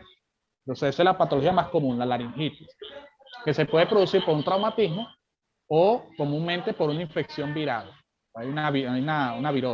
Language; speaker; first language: Spanish; native; Spanish